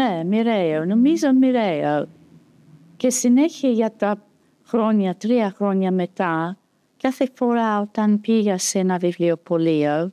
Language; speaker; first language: Greek; non-native, fluent; English